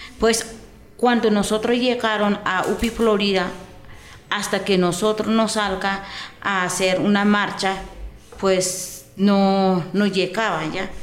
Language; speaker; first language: Spanish; non-native, local second language; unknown